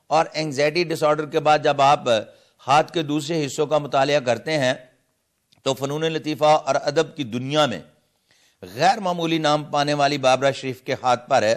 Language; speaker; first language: Urdu; non-native, local second language; Punjabi